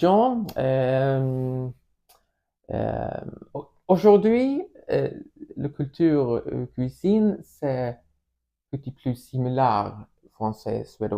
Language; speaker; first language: French; non-native, learner; Swedish